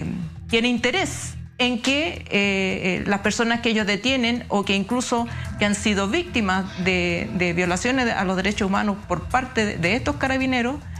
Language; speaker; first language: Spanish; native; Spanish